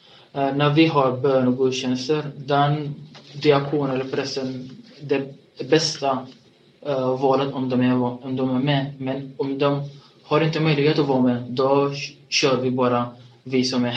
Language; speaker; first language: Swedish; non-native, fluent; Tigrinya